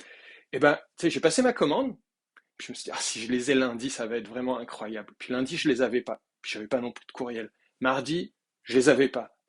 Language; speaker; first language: French; native; French